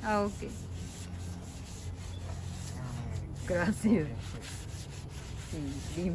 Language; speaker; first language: Spanish; non-native, learner; Japanese